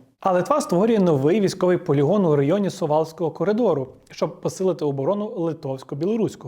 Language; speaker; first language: Ukrainian; native; Ukrainian